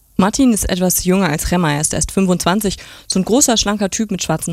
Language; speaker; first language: German; native; German